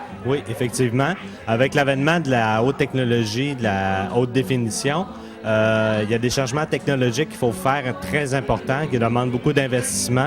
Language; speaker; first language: French; native; French